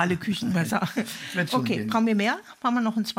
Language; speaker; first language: German; native; German